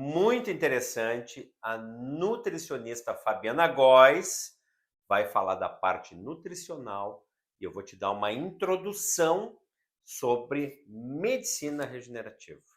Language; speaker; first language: Portuguese; native; Portuguese